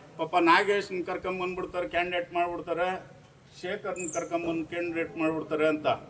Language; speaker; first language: Kannada; native; Kannada